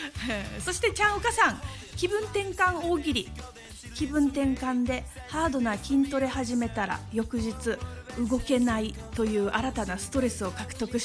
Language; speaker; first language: Japanese; native; Japanese